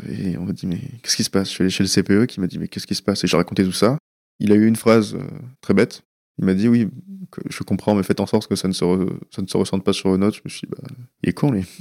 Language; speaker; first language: French; early bilingual, other home language; Persian